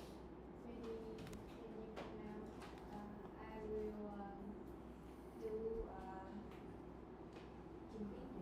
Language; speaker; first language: English; non-native, learner; Vietnamese